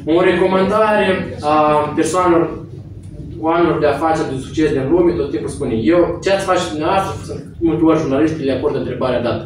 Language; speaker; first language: Romanian; non-native, local second language; Russian